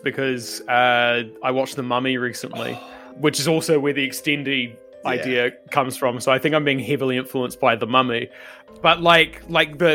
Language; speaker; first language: English; native; English